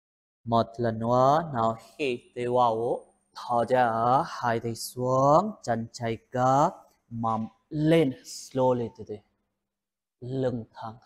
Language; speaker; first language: Vietnamese; non-native, learner; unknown